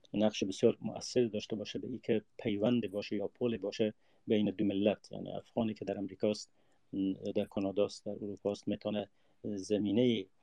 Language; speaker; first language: Persian; native; Persian